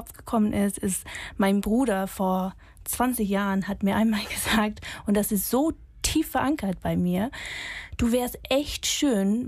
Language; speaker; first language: German; non-native, fluent; English